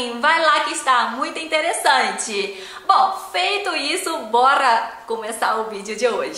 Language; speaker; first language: Portuguese; non-native, fluent; Chinese